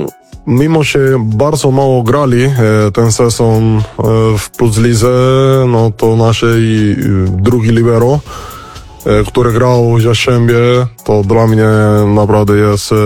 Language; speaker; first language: Polish; non-native, fluent; Spanish